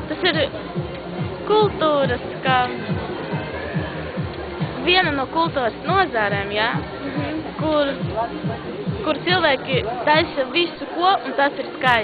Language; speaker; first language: Latvian; non-native, local second language; Russian